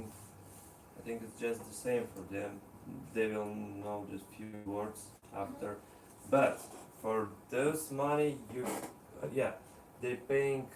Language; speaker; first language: English; non-native, learner; Russian